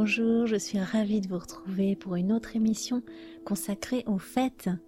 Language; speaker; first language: French; native; French